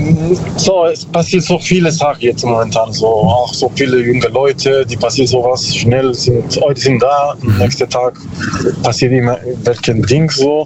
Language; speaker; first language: German; non-native, learner; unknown